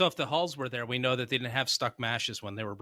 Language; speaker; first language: English; native; English